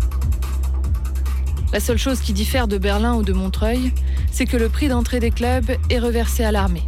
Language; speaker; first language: French; native; French